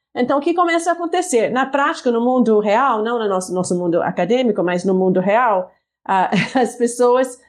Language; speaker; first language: Portuguese; non-native, fluent; English